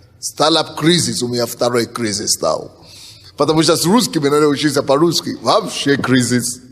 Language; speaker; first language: Russian; non-native, fluent; Yoruba